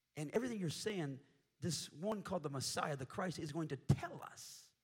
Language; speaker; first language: English; early bilingual, other home language; Portuguese